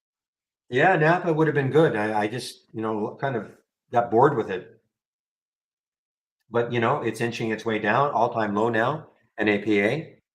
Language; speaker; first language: English; native; English